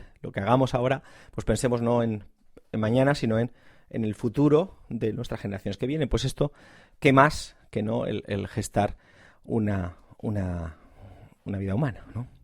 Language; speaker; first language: Spanish; native; Spanish